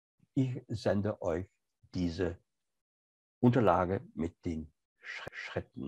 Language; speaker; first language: German; non-native, fluent; French